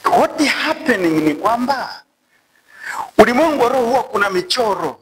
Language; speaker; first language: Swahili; native; Swahili